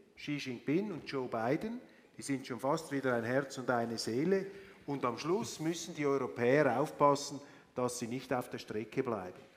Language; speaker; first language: German; native; German